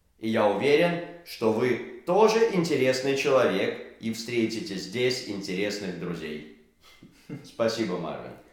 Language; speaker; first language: Russian; native; Russian